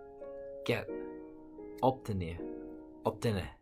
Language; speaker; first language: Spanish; non-native, learner; English